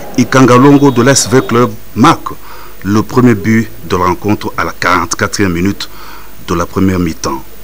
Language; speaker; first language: French; non-native, local second language; Lingala